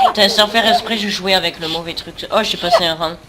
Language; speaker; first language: French; native; French